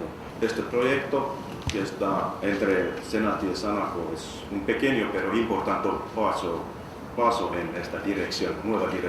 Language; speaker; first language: Spanish; non-native, fluent; Finnish